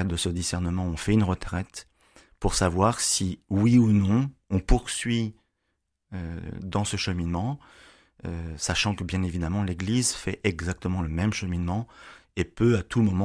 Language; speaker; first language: French; native; French